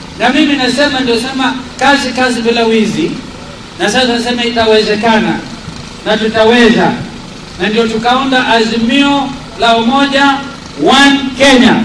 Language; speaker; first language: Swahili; non-native, local second language; Kamba